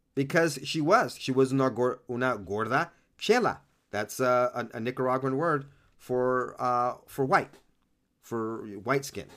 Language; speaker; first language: English; early bilingual, other home language; Spanish